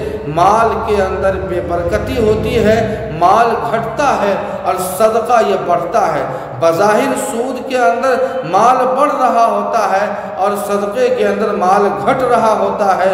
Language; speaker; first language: Urdu; native; Urdu